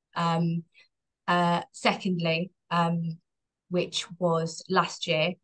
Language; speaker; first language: English; native; English